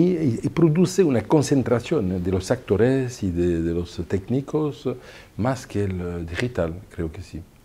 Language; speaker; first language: Spanish; non-native, fluent; French